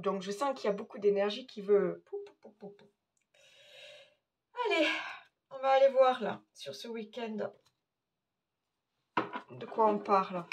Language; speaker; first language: French; native; French